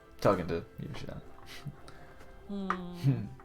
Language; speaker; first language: English; native; English